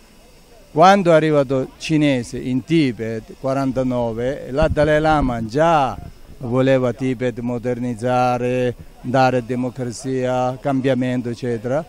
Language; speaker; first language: Italian; non-native, learner; Tibetan